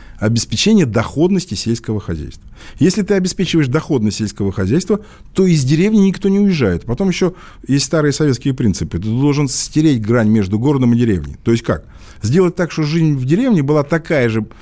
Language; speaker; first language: Russian; native; Russian